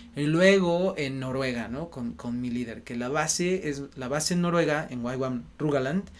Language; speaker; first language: Spanish; native; Spanish